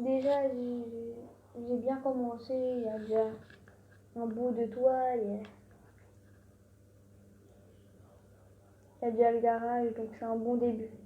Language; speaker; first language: French; native; French